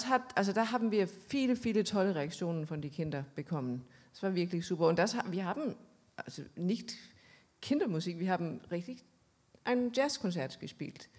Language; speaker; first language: German; non-native, fluent; Danish